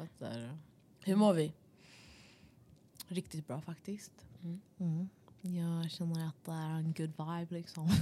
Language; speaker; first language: Swedish; early bilingual, other home language; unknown